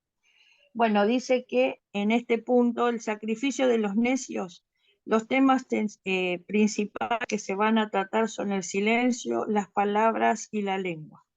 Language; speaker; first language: Spanish; native; Spanish